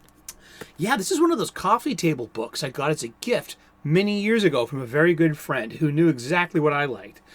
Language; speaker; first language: English; native; English